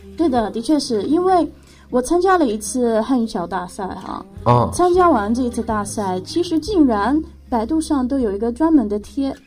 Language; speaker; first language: Chinese; non-native, fluent; Arabic